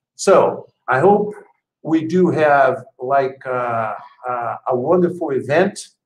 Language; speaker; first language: English; non-native, fluent; Portuguese